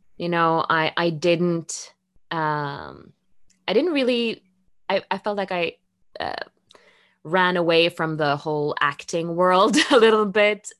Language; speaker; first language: English; non-native, fluent; Norwegian